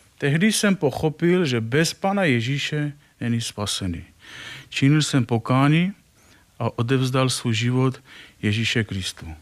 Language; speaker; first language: Czech; non-native, fluent; Armenian